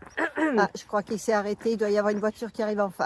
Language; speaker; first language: French; native; French